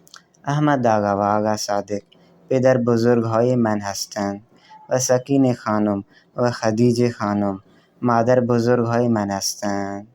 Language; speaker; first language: Persian; non-native, fluent; Urdu